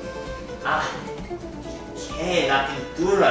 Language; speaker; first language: Spanish; non-native, learner; English